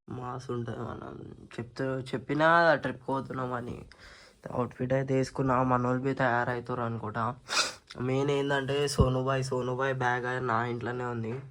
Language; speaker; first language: Telugu; non-native, local second language; Marathi